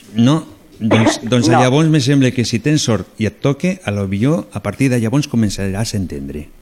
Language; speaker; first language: Catalan; non-native, local second language; Spanish